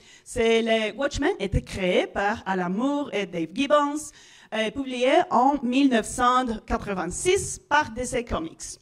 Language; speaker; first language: French; non-native, learner; Spanish